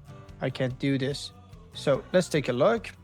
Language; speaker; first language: English; non-native, fluent; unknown